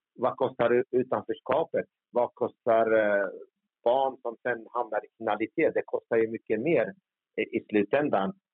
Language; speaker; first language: Swedish; early bilingual, other home language; Turoyo